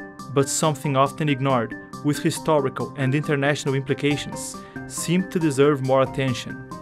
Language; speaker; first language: English; non-native, fluent; Portuguese